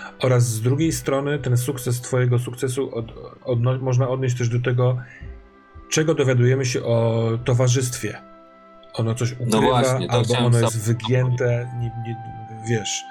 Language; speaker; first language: Polish; native; Polish